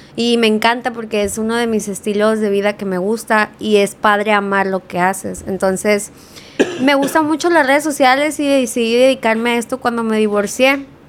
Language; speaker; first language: Spanish; early bilingual, heritage; Spanish